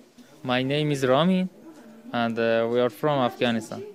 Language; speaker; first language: English; non-native, learner; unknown